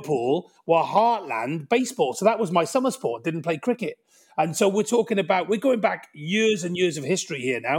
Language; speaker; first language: English; native; English